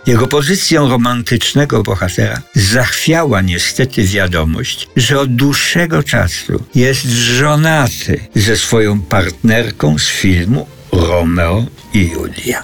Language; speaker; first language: Polish; native; Polish